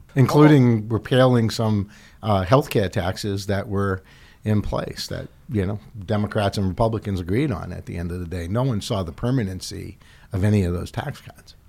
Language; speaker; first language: English; native; English